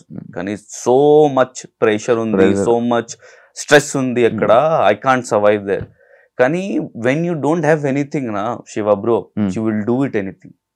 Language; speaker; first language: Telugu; non-native, local second language; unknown